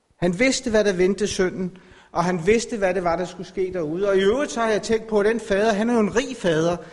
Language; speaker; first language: Danish; native; Danish